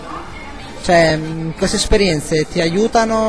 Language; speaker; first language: Italian; native; Italian